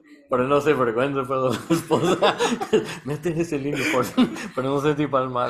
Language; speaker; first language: Spanish; non-native, learner; English